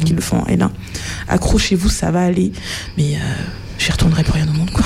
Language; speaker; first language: French; native; French